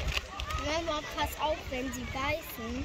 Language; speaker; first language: German; early bilingual, other home language; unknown